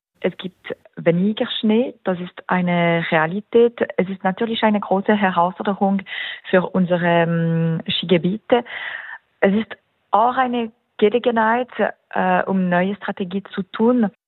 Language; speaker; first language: German; non-native, local second language; French